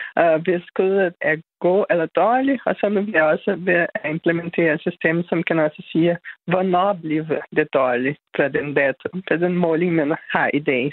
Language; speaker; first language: Danish; non-native, fluent; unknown